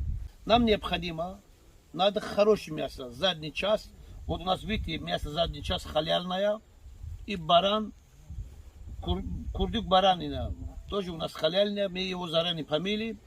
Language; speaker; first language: Russian; non-native, learner; Tajik